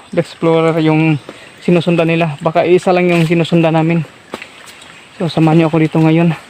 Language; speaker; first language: Filipino; native; Filipino